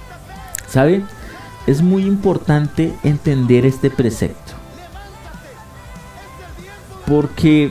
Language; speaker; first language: Spanish; native; Spanish